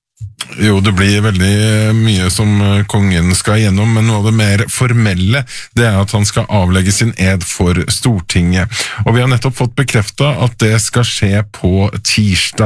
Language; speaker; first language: Norwegian; native; Norwegian